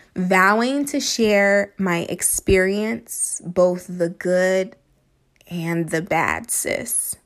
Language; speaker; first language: English; native; English